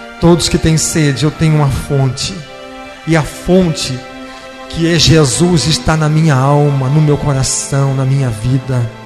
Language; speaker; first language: Portuguese; native; Portuguese